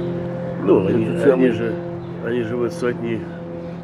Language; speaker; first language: Russian; early bilingual, other home language; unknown